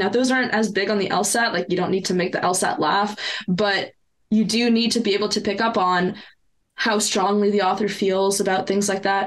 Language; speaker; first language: English; non-native, local second language; French